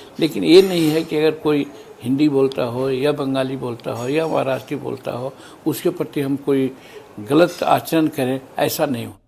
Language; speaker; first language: Hindi; native; Hindi